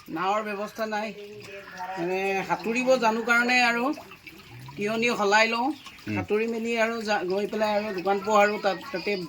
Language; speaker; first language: Assamese; native; Assamese